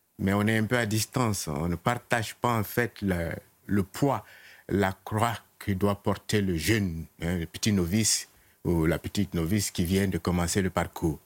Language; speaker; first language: French; non-native, local second language; Mossi